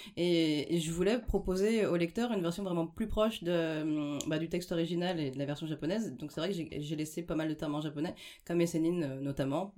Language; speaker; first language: French; native; French